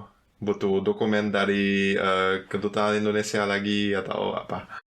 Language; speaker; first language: Indonesian; non-native, fluent; German